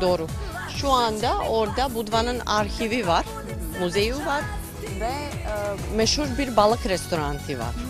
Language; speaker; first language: Turkish; non-native, local second language; Bosnian